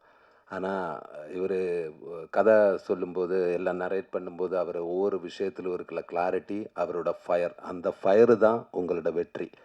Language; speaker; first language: Tamil; non-native, learner; Malayalam